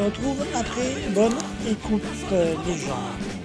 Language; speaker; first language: French; native; French